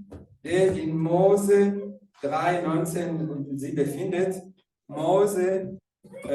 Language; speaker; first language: German; non-native, fluent; Rundi